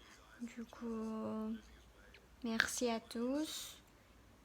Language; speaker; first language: French; non-native, learner; Korean